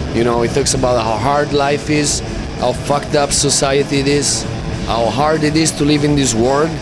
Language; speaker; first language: English; native; English